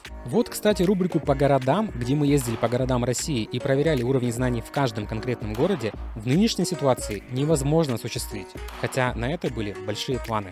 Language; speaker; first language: Russian; native; Russian